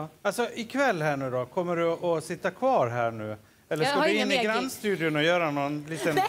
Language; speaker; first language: Swedish; native; Swedish